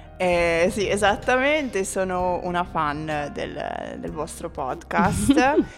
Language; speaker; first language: Italian; non-native, fluent; English